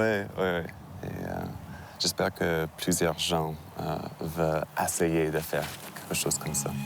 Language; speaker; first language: French; non-native, local second language; English